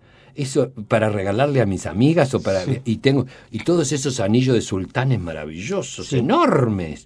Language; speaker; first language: Spanish; native; Spanish